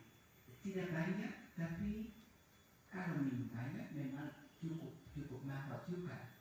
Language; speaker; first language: Indonesian; non-native, fluent; Dutch